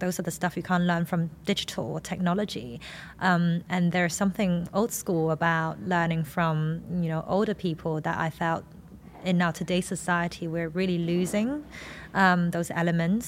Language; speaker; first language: English; non-native, local second language; Cantonese